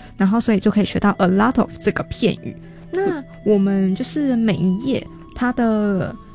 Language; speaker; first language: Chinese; native; Chinese